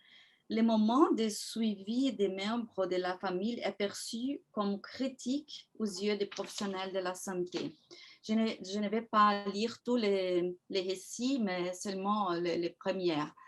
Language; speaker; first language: French; non-native, fluent; Portuguese